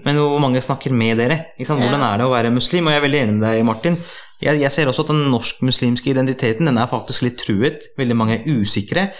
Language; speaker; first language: Norwegian; early bilingual, other home language; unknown